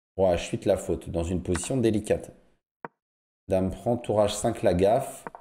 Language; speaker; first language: French; native; French